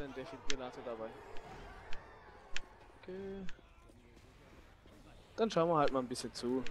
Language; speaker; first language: German; native; German